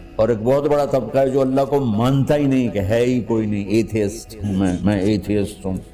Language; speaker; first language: Urdu; non-native, local second language; Punjabi